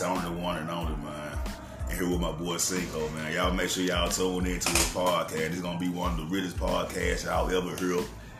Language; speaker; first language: English; native; English